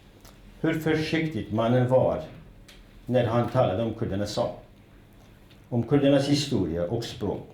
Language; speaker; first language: Swedish; non-native, fluent; Kurdish